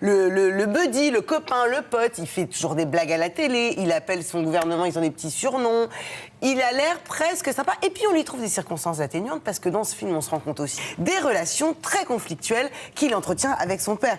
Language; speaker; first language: French; native; French